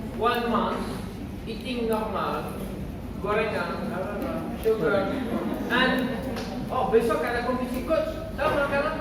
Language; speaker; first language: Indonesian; non-native, learner; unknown